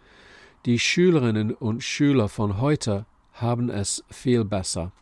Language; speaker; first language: German; non-native, fluent; English